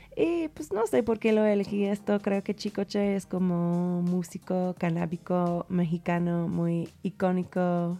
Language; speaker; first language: Spanish; non-native, fluent; English